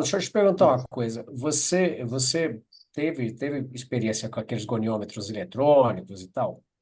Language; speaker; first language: Portuguese; native; Portuguese